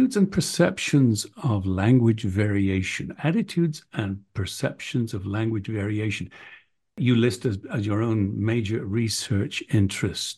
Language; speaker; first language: English; native; English